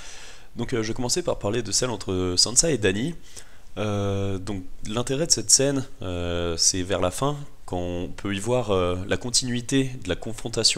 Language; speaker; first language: French; native; French